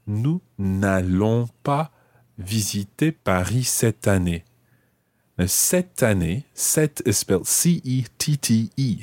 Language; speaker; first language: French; non-native, fluent; English